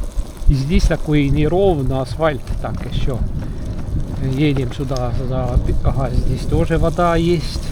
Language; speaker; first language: Russian; non-native, local second language; Estonian